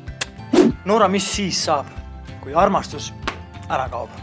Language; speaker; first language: Estonian; native; Estonian